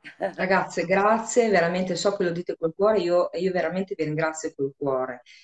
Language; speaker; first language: Italian; native; Italian